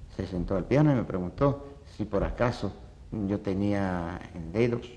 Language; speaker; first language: Spanish; early bilingual, other home language; Polish